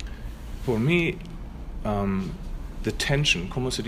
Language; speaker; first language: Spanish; non-native, learner; German